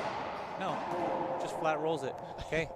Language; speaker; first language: English; native; English